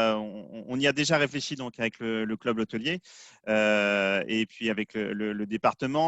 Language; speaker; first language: French; native; French